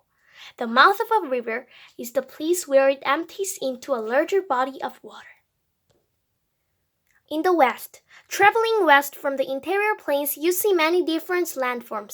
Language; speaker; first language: English; non-native, fluent; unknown